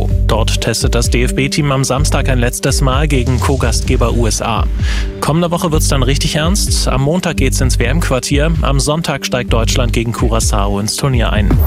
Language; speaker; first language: German; native; German